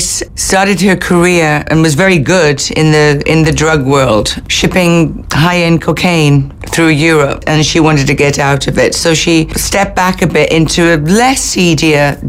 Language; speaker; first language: English; native; English